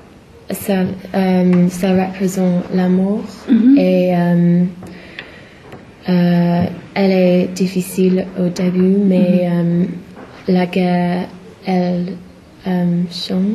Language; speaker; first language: French; non-native, learner; English